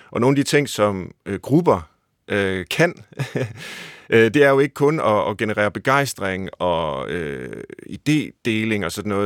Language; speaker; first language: Danish; native; Danish